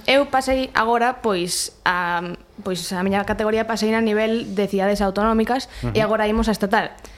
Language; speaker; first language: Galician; non-native, local second language; Spanish